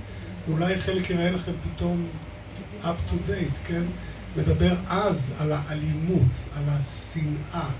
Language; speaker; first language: Hebrew; native; Hebrew